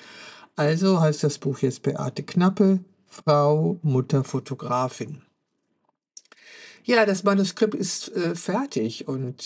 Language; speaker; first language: German; native; German